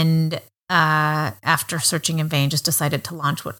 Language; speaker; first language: English; native; English